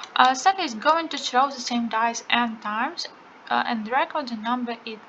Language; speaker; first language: English; non-native, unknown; Ukrainian